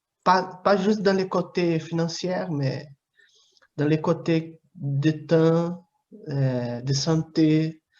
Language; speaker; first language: French; non-native, fluent; Portuguese